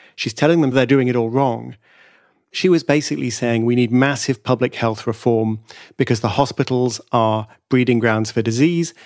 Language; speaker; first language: English; native; English